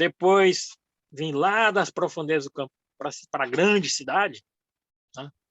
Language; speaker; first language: Portuguese; early bilingual, other home language; Japanese